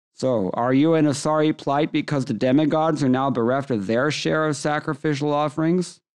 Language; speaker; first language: English; native; English